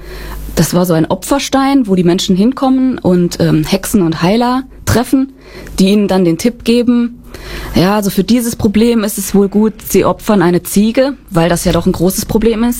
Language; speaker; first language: German; native; German